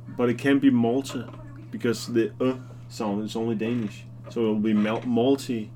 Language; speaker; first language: English; non-native, fluent; Danish